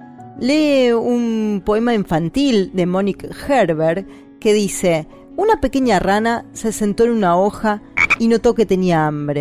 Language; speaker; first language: Spanish; native; Spanish